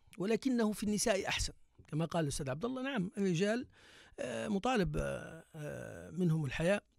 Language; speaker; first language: Arabic; native; Arabic